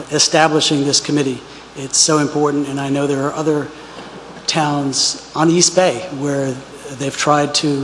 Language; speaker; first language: English; native; English